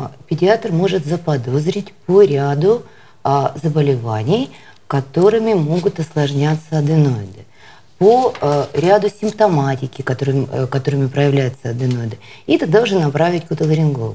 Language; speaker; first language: Russian; native; Russian